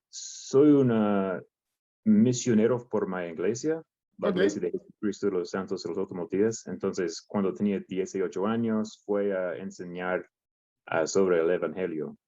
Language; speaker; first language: Spanish; non-native, learner; English